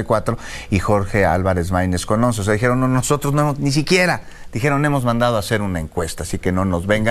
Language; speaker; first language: Spanish; native; Spanish